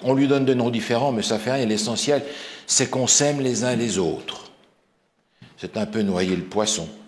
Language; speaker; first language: French; native; French